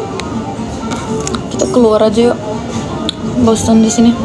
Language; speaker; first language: Indonesian; native; Indonesian